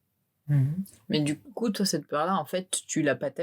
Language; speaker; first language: French; native; French